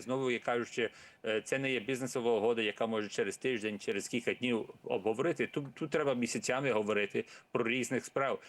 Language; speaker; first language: Ukrainian; early bilingual, heritage; Ukrainian